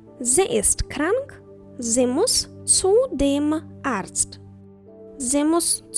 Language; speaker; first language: German; non-native, fluent; Ukrainian